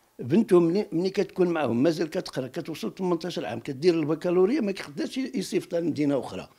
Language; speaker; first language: Arabic; non-native, local second language; Riffian